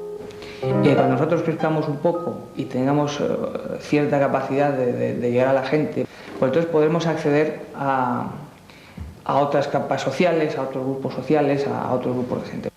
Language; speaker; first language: Spanish; native; Spanish